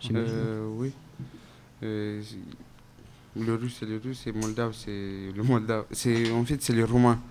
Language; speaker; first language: French; non-native, fluent; Romanian